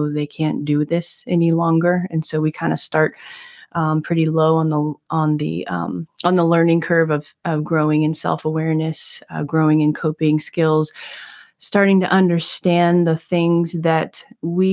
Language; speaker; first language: English; native; English